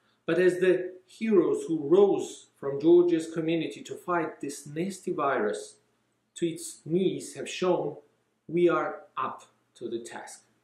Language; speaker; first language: English; non-native, fluent; Georgian